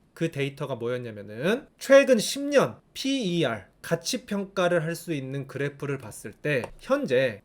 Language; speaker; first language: Korean; native; Korean